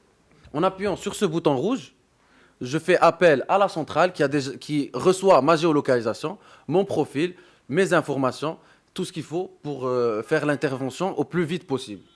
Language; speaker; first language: French; non-native, local second language; Arabic